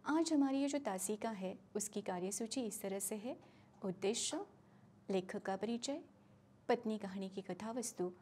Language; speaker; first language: Hindi; non-native, local second language; Marathi